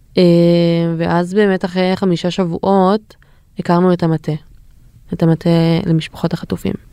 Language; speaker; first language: Hebrew; native; Hebrew